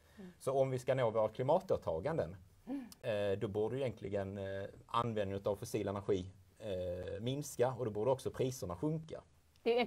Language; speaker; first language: Swedish; native; Swedish